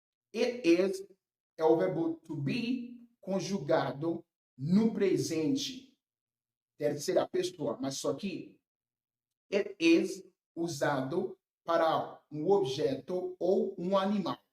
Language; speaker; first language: Portuguese; non-native, fluent; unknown